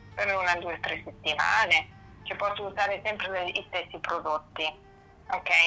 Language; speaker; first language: Italian; non-native, fluent; German